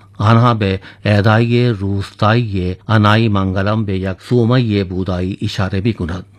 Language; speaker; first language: Persian; non-native, fluent; Urdu